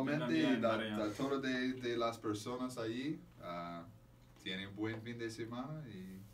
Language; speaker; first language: Spanish; non-native, fluent; English